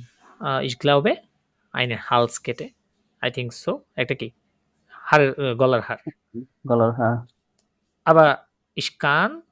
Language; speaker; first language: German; non-native, fluent; Bangla